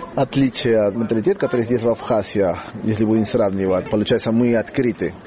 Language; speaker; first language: Russian; non-native, fluent; Spanish